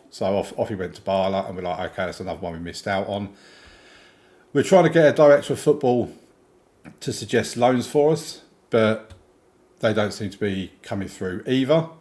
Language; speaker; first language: English; native; English